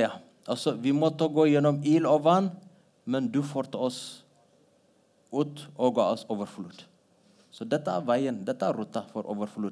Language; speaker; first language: Norwegian; non-native, fluent; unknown